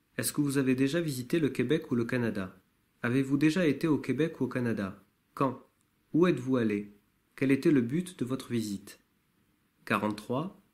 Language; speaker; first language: French; native; French